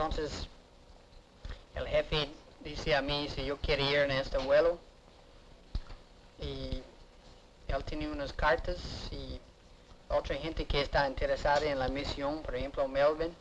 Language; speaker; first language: Spanish; non-native, learner; English